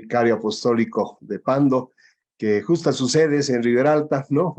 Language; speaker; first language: Spanish; native; Spanish